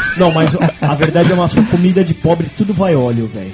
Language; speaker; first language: Portuguese; native; Portuguese